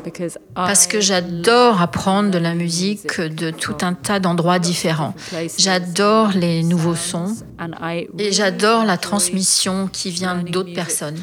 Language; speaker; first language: French; non-native, fluent; English